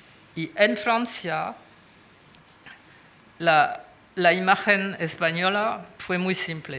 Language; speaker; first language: Spanish; non-native, fluent; French